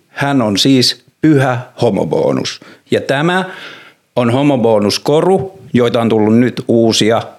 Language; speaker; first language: Finnish; native; Finnish